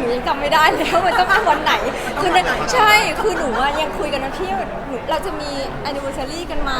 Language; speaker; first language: Thai; native; Thai